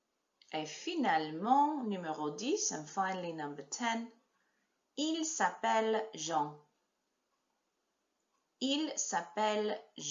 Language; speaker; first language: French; non-native, fluent; English